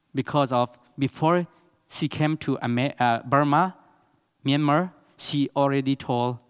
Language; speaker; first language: English; non-native, learner; Burmese